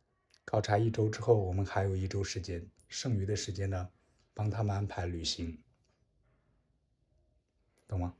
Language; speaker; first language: Chinese; native; Chinese